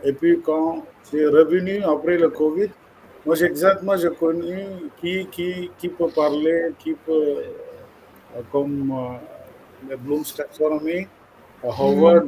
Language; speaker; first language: French; non-native, fluent; Malayalam